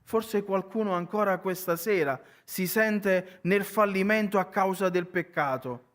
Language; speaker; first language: Italian; native; Italian